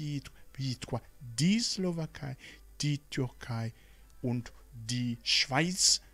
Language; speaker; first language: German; non-native, learner; Rundi